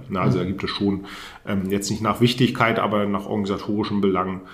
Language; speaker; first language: German; native; German